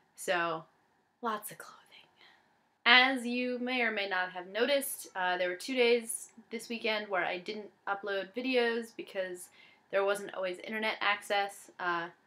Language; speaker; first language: English; native; English